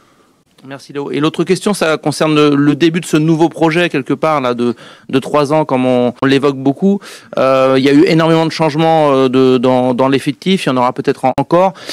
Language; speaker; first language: French; native; French